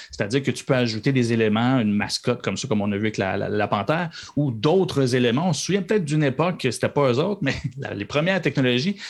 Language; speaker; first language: French; native; French